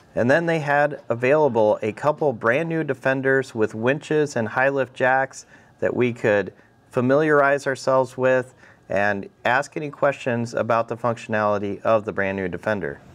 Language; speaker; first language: English; native; English